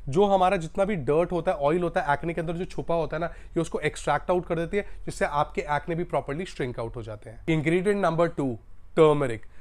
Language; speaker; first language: Hindi; native; Hindi